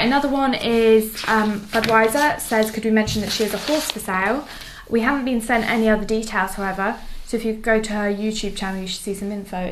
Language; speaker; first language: English; native; English